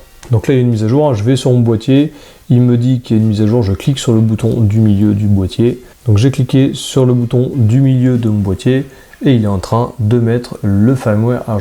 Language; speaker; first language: French; native; French